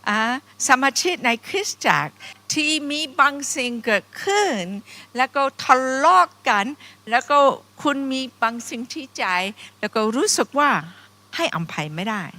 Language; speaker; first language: Thai; non-native, fluent; English